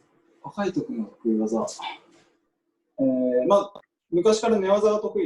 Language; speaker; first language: Japanese; native; Japanese